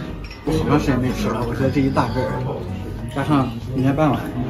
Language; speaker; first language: Chinese; native; Chinese